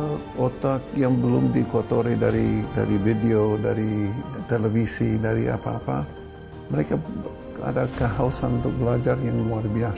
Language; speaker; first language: Indonesian; non-native, fluent; English